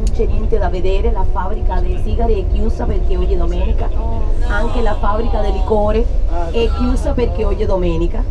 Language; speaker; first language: Italian; non-native, fluent; Spanish